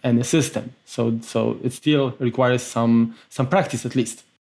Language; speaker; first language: English; non-native, fluent; Polish